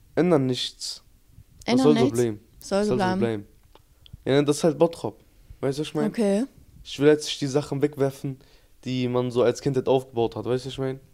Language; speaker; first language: German; early bilingual, other home language; Turkish